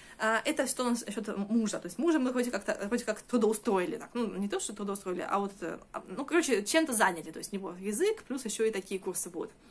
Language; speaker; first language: Russian; early bilingual, heritage; Russian